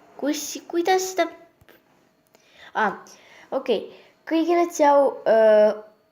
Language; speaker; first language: Estonian; non-native, local second language; Russian